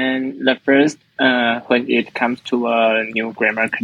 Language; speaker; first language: English; non-native, learner; Chinese